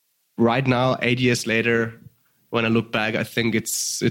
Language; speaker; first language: English; non-native, fluent; German